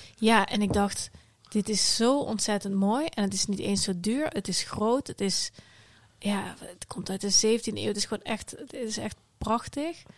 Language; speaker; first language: Dutch; native; Dutch